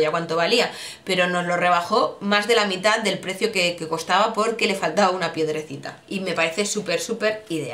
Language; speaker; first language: Spanish; native; Spanish